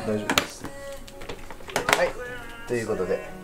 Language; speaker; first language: Japanese; native; Japanese